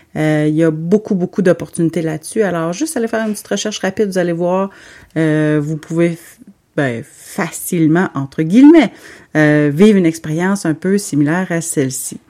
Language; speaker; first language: French; native; French